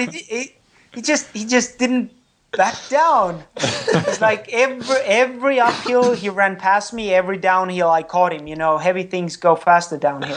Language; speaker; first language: English; non-native, fluent; Estonian